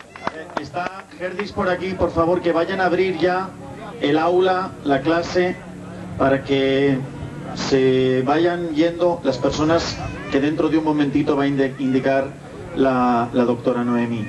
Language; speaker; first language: Spanish; native; Spanish